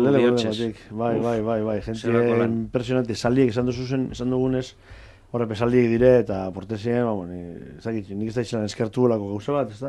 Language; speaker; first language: Basque; native; Basque